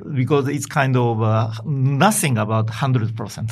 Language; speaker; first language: English; non-native, learner; Japanese